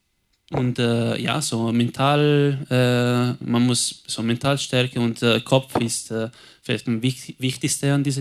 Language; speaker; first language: German; non-native, local second language; Italian